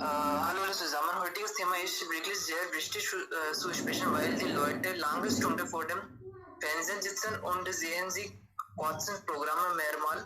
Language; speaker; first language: German; non-native, learner; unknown